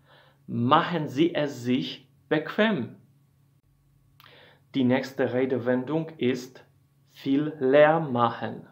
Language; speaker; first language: German; non-native, fluent; Polish